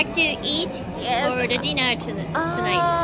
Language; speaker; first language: English; non-native, learner; Japanese